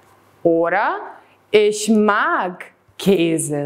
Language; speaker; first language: German; non-native, fluent; Serbian